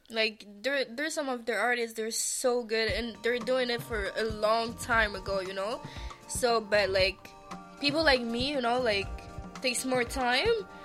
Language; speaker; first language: English; non-native, local second language; French